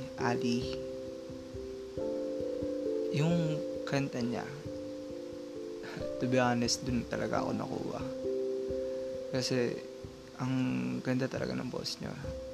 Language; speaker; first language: English; non-native, local second language; Filipino